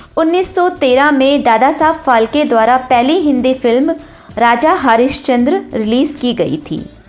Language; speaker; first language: Hindi; native; Hindi